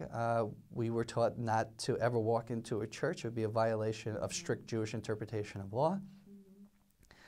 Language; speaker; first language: English; native; English